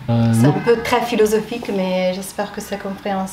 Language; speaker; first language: French; non-native, fluent; Italian